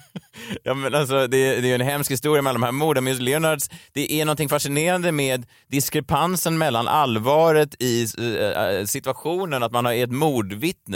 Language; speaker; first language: Swedish; native; Swedish